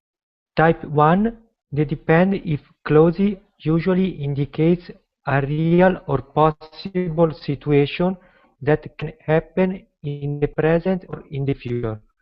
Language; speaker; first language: English; non-native, learner; Italian